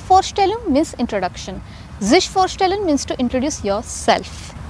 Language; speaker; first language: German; non-native, fluent; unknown